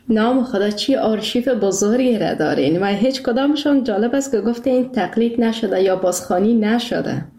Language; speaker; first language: Persian; native; Persian